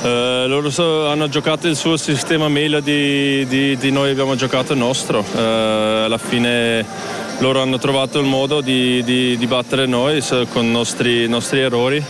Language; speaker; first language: Italian; non-native, fluent; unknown